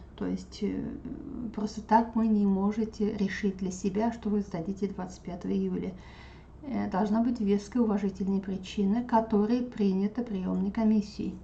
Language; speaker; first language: Russian; non-native, local second language; Tatar